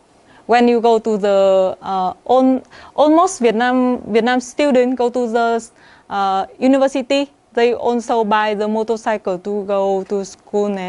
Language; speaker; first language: English; non-native, learner; Vietnamese